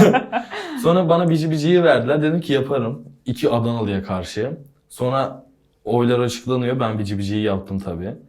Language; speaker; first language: Turkish; native; Turkish